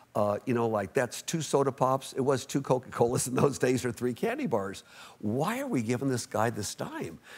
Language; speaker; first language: English; native; English